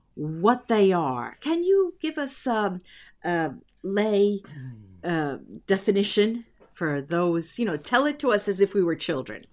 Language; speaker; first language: English; native; English